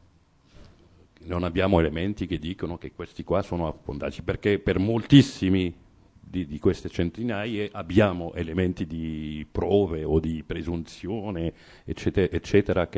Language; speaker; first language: Italian; non-native, fluent; Arabic